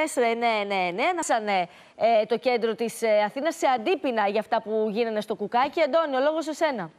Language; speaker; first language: Greek; native; Greek